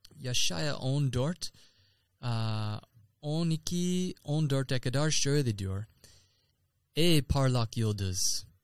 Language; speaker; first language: Turkish; non-native, learner; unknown